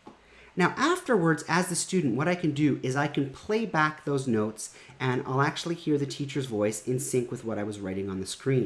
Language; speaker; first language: English; native; English